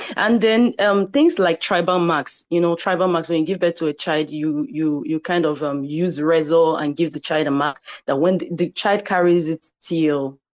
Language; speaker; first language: English; non-native, local second language; Igbo